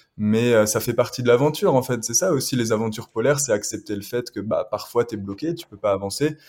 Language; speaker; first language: French; native; French